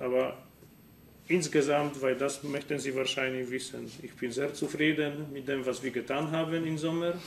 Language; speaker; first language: German; non-native, fluent; Polish